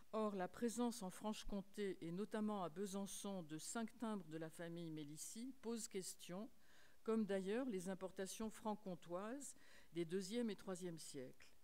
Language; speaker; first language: French; native; French